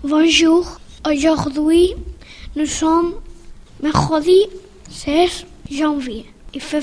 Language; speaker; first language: French; non-native, fluent; Spanish